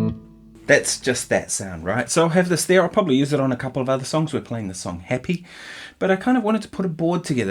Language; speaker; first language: English; native; English